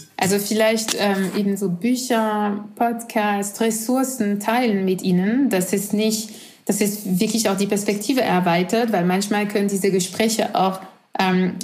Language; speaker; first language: German; non-native, fluent; French